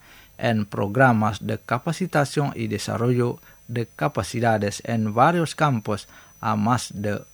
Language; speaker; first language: Spanish; non-native, fluent; Indonesian